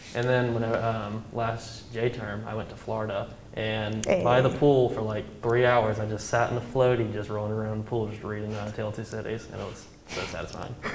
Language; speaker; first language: English; native; English